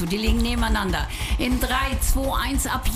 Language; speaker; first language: German; native; German